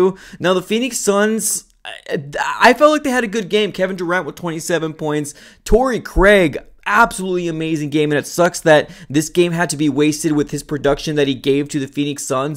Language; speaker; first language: English; native; English